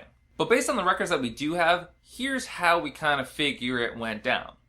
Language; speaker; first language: English; native; English